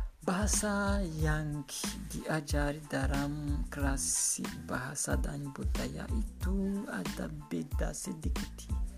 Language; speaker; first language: Indonesian; non-native, learner; Kinyarwanda